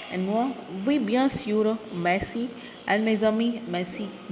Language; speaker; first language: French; non-native, fluent; Tamil